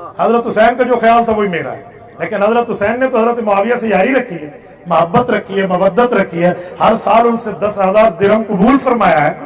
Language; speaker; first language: Urdu; non-native, local second language; Saraiki